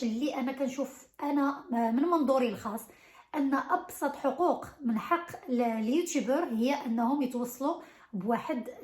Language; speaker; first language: Arabic; native; Arabic